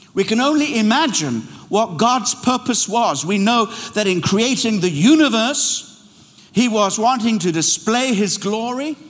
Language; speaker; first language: English; native; English